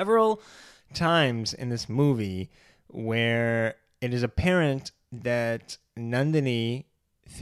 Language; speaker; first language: English; native; English